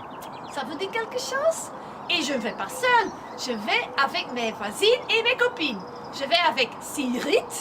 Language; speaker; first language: French; non-native, learner; Dutch